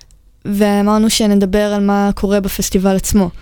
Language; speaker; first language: Hebrew; native; Hebrew